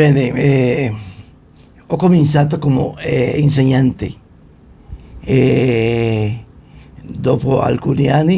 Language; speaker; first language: Italian; non-native, fluent; Spanish